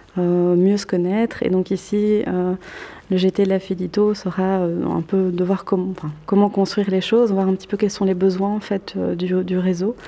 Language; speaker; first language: French; native; French